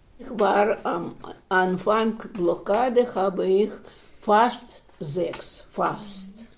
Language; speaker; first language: German; non-native, learner; Russian